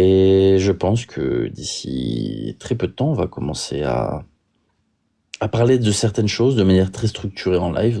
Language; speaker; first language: French; native; French